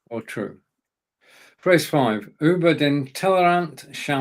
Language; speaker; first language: German; non-native, learner; English